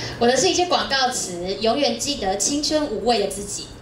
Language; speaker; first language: Chinese; native; Chinese